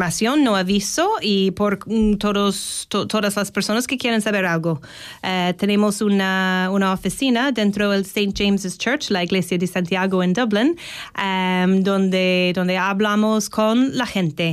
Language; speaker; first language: Spanish; non-native, fluent; English